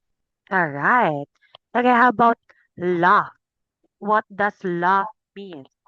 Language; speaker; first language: English; non-native, fluent; Filipino